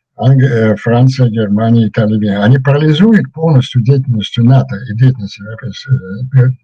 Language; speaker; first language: Russian; native; Russian